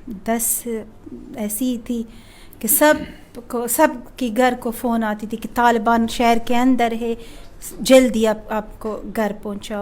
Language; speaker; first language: Hindi; non-native, fluent; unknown